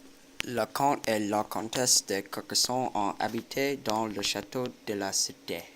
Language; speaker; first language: French; non-native, learner; English